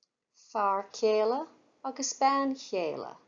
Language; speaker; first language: Irish; non-native, fluent; English